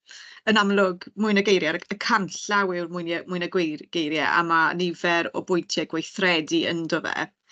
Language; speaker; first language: Welsh; native; Welsh